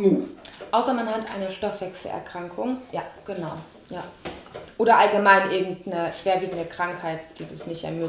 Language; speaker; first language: German; native; German